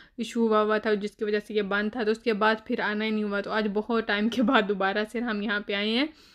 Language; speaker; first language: Urdu; native; Urdu